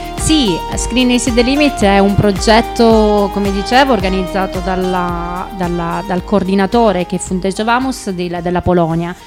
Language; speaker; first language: Italian; native; Italian